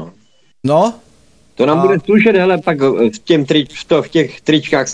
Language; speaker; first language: Czech; native; Czech